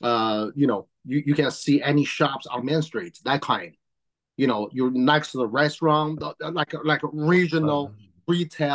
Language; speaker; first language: English; non-native, learner; Chinese